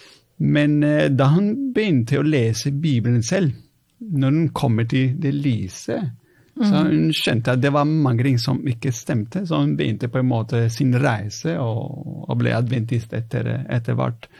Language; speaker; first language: Norwegian; non-native, fluent; Italian